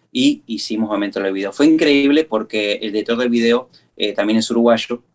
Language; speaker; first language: Spanish; native; Spanish